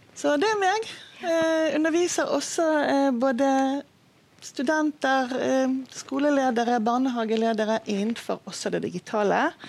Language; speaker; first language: Norwegian; non-native, fluent; Hebrew